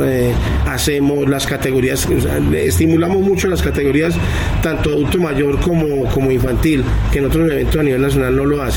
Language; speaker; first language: Spanish; native; Spanish